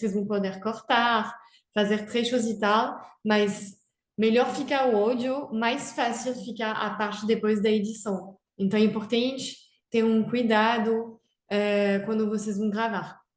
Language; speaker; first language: Portuguese; non-native, fluent; French